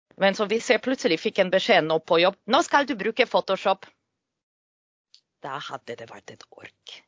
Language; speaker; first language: Norwegian; non-native, fluent; Polish